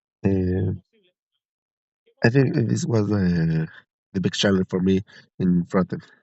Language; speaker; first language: English; non-native, learner; Spanish